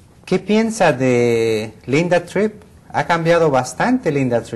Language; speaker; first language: Spanish; native; Spanish